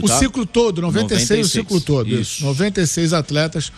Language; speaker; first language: Portuguese; native; Portuguese